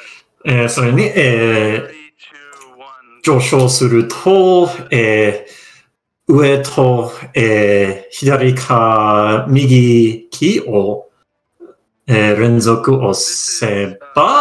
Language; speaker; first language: Japanese; non-native, learner; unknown